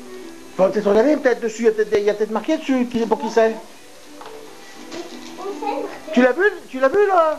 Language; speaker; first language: French; native; French